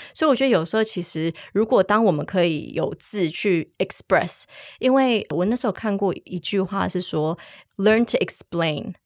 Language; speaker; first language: Chinese; early bilingual, heritage; Chinese